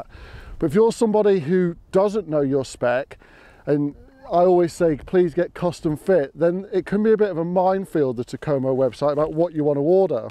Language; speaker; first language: English; native; English